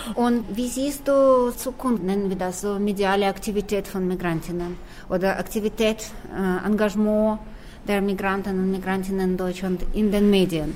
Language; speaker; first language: German; non-native, fluent; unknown